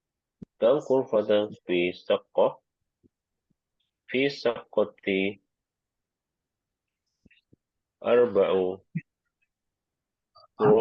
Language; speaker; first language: Arabic; non-native, learner; Indonesian